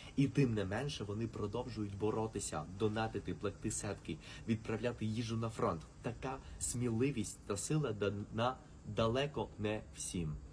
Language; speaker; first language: Ukrainian; early bilingual, heritage; Spanish